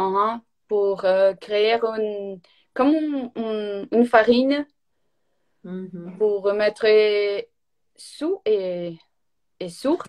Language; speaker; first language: French; non-native, learner; Portuguese